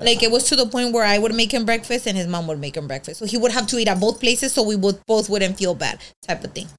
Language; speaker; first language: English; early bilingual, other home language; Spanish